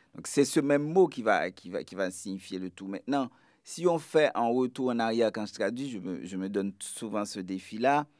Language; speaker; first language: French; non-native, local second language; Haitian Creole